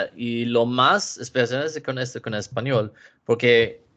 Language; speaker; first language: Spanish; non-native, learner; Swedish